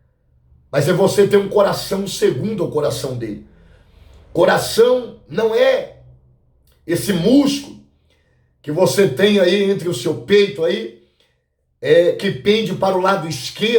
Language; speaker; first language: Portuguese; native; Portuguese